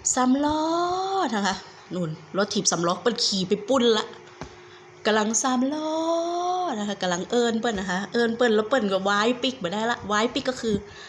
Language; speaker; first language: Thai; native; Thai